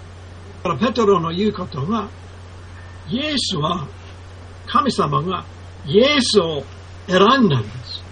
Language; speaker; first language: Japanese; non-native, fluent; English